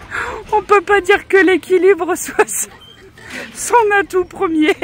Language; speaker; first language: French; native; French